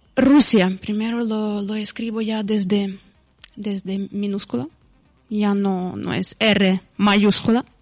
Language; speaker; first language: Spanish; non-native, fluent; Ukrainian